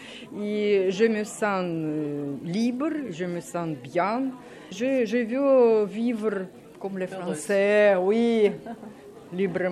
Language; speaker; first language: French; non-native, learner; Russian